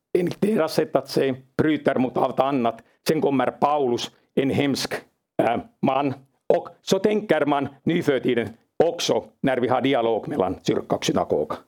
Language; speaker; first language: Swedish; non-native, local second language; Finnish